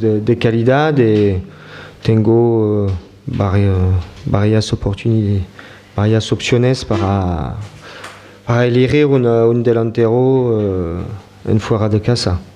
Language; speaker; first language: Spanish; non-native, learner; French